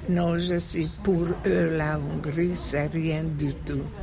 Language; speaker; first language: French; non-native, fluent; Hungarian